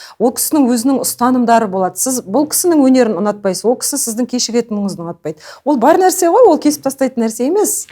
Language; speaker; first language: Kazakh; native; Kazakh